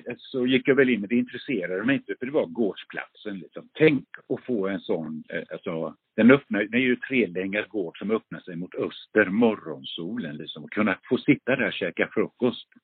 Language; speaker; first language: Swedish; early bilingual, other home language; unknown